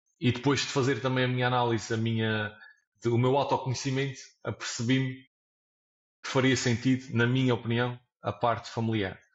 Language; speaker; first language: Portuguese; native; Portuguese